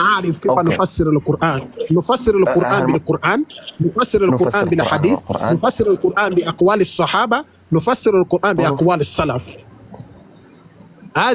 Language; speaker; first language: Arabic; non-native, fluent; Yoruba